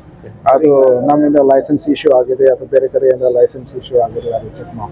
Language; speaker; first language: Kannada; non-native, local second language; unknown